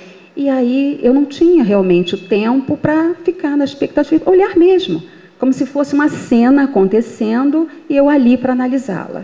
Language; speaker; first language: Portuguese; native; Portuguese